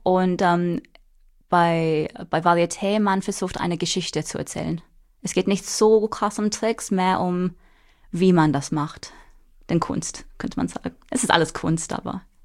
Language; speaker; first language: German; non-native, fluent; English